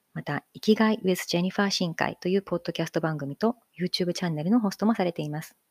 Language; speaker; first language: Japanese; native; Japanese